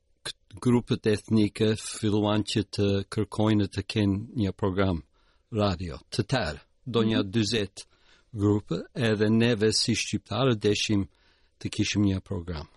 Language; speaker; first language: Albanian; early bilingual, heritage; Albanian